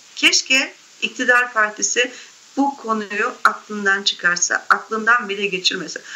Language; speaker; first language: Turkish; native; Turkish